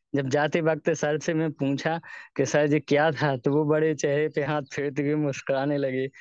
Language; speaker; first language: Hindi; native; Hindi